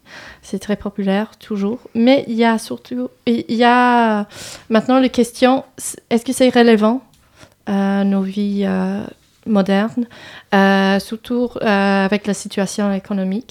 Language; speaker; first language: French; non-native, fluent; English